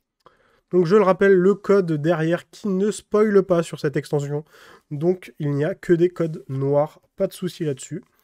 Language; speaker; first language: French; native; French